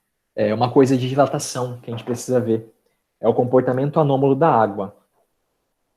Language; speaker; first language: Portuguese; native; Portuguese